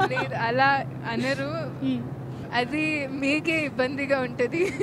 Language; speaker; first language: Telugu; non-native, fluent; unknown